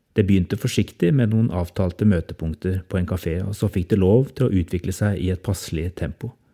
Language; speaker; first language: Norwegian; native; Norwegian